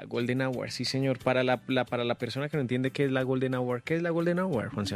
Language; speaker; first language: Spanish; native; Spanish